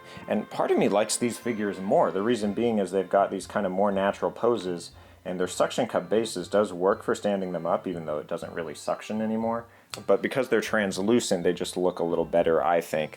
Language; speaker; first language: English; native; English